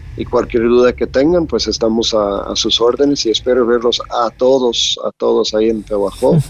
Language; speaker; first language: Spanish; non-native, fluent; English